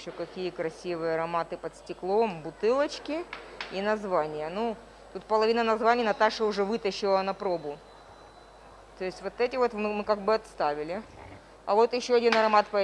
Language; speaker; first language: Russian; native; Russian